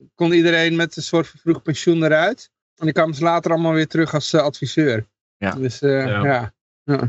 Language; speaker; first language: Dutch; native; Dutch